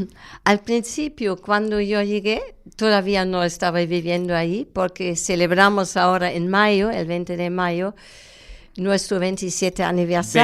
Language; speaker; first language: Spanish; non-native, fluent; German